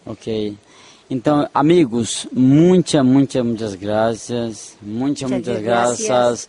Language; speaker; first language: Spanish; non-native, fluent; Portuguese